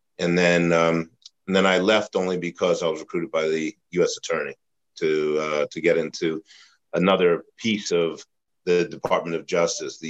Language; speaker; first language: English; native; English